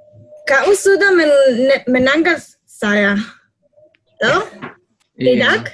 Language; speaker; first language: Indonesian; non-native, learner; Hebrew